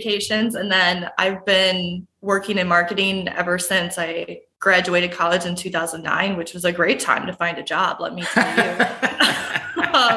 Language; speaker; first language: English; native; English